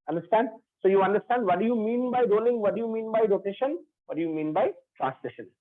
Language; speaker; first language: Hindi; non-native, local second language; Bangla